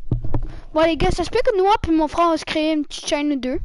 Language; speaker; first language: French; native; French